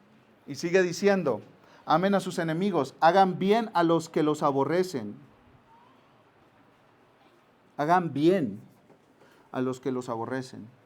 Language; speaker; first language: Spanish; native; Spanish